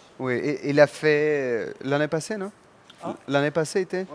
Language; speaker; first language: French; non-native, learner; Russian